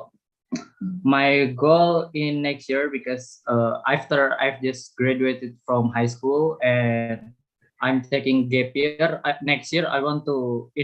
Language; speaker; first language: English; non-native, fluent; Indonesian